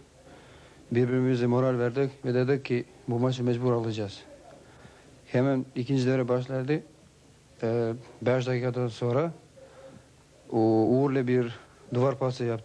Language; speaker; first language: Turkish; non-native, fluent; Albanian